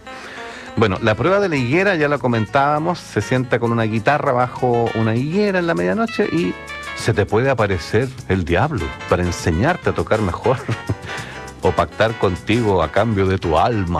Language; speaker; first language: Spanish; native; Spanish